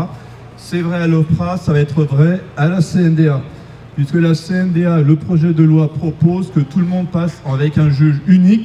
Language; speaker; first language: French; native; French